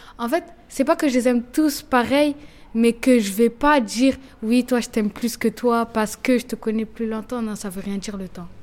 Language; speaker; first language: French; native; French